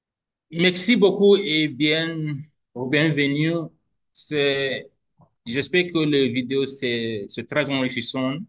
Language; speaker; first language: French; non-native, learner; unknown